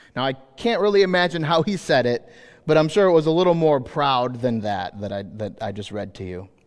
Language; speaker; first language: English; native; English